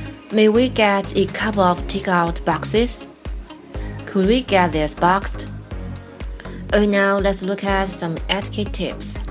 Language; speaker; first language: English; non-native, fluent; Chinese